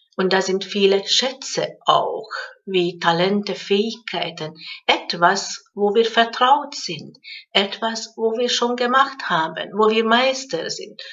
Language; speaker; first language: German; non-native, fluent; Hungarian